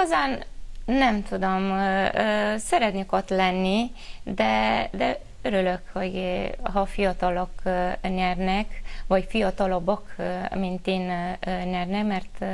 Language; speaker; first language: Hungarian; non-native, fluent; Romanian